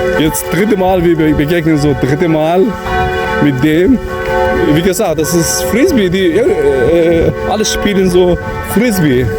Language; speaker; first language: German; non-native, learner; Turkish